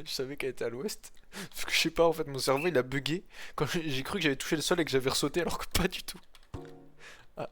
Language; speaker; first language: French; native; French